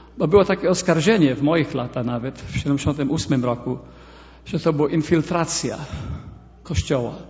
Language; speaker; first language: Polish; early bilingual, heritage; Polish